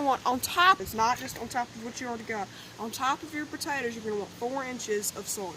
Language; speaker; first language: English; native; English